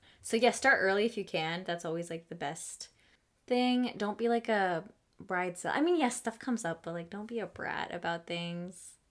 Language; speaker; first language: English; early bilingual, other home language; Spanish